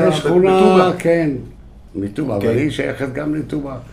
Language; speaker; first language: Hebrew; non-native, local second language; Arabic